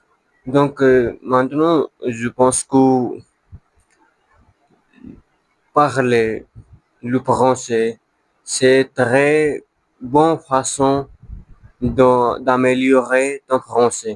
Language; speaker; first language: French; non-native, learner; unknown